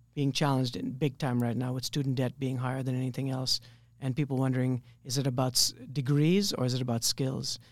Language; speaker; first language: English; native; English